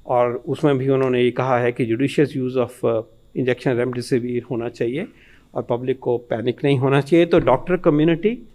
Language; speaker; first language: Hindi; native; Hindi